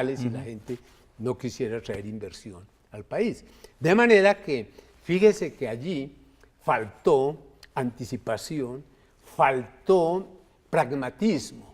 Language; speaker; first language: Spanish; native; Spanish